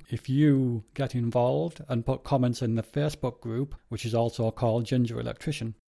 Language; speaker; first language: English; native; English